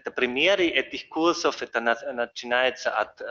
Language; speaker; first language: Russian; non-native, learner; German